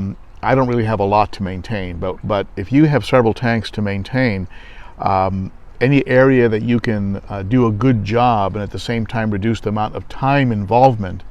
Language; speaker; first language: English; native; English